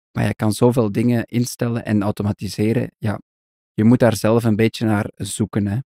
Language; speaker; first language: Dutch; native; Dutch